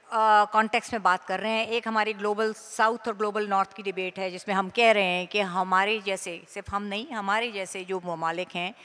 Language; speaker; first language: Urdu; native; Urdu